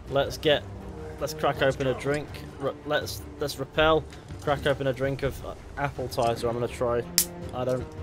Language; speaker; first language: English; native; English